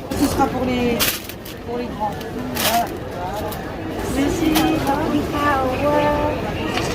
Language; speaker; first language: French; non-native, learner; Thai